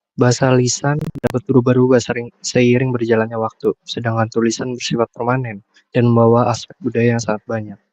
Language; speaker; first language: Indonesian; native; Indonesian